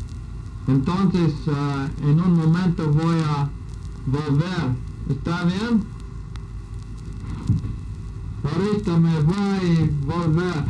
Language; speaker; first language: Spanish; non-native, learner; English